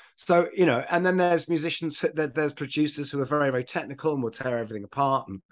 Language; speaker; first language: English; native; English